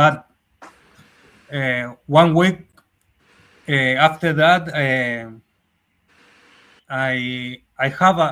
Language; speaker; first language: English; non-native, learner; Spanish